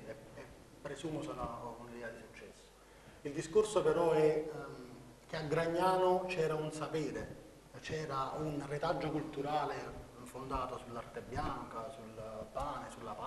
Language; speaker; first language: Italian; native; Italian